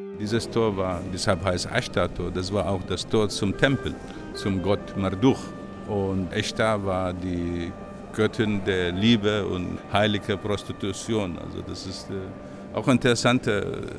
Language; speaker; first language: German; non-native, fluent; Arabic